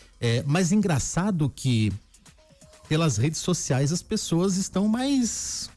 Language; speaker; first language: Portuguese; native; Portuguese